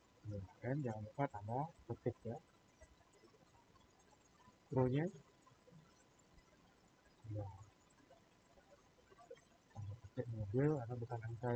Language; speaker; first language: Indonesian; native; Indonesian